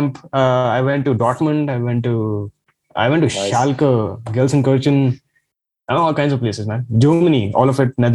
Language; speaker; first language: English; non-native, local second language; Marathi